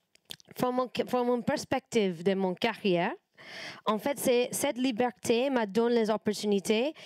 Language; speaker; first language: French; non-native, learner; English